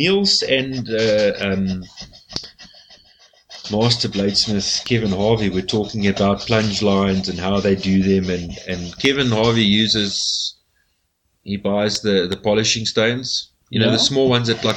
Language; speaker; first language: English; native; English